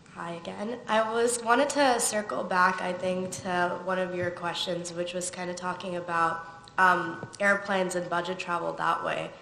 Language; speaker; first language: English; native; English